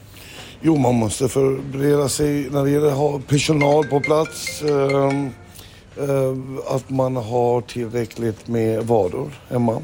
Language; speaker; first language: Swedish; non-native, fluent; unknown